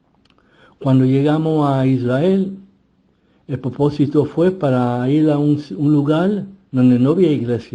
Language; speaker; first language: Spanish; early bilingual, heritage; Spanish